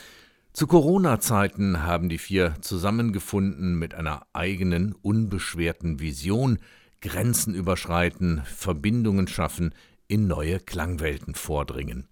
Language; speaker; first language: German; native; German